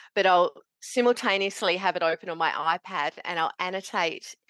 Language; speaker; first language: English; native; English